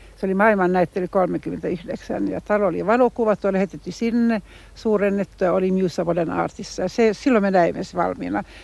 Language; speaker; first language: Finnish; non-native, local second language; Swedish